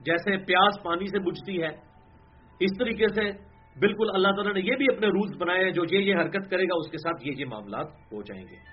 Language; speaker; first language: Urdu; non-native, local second language; Punjabi